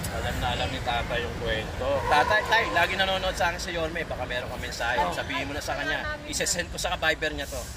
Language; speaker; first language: Filipino; native; Filipino